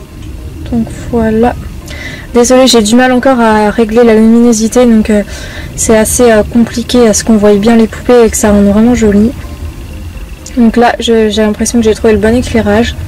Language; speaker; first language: French; native; French